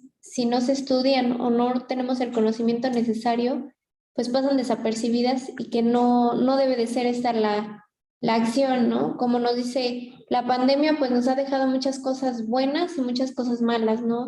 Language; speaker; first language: Spanish; native; Spanish